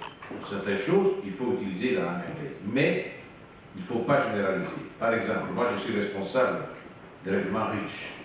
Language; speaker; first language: French; non-native, fluent; Italian